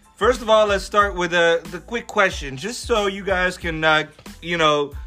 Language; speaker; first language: English; early bilingual, other home language; Arabic